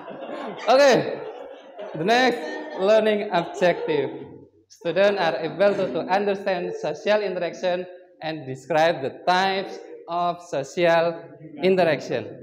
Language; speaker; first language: English; non-native, learner; Indonesian